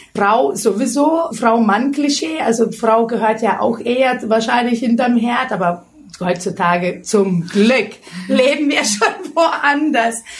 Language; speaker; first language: German; non-native, fluent; Lithuanian